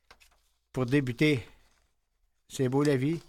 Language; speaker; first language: French; native; French